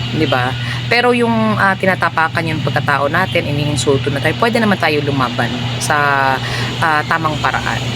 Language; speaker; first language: Filipino; non-native, local second language; Cebuano